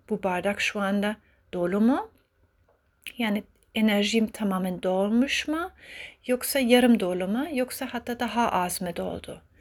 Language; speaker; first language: Turkish; early bilingual, heritage; Turkish